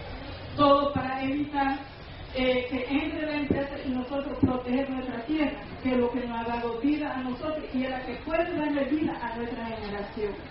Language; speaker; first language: Spanish; non-native, local second language; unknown